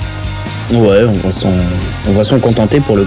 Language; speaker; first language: French; native; French